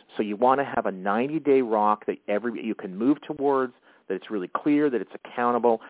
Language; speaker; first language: English; native; English